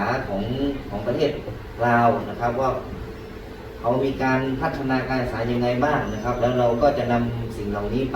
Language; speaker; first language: Thai; native; Thai